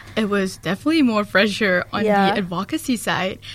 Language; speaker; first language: English; early bilingual, other home language; Malay